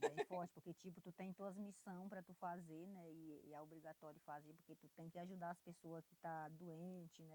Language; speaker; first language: Portuguese; non-native, local second language; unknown